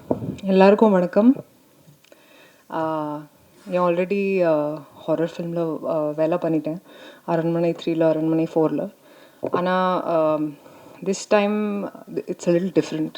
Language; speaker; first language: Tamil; non-native, learner; Hindi